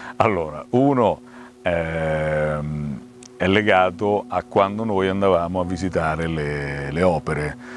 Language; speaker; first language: Italian; native; Italian